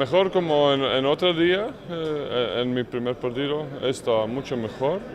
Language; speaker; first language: Spanish; non-native, learner; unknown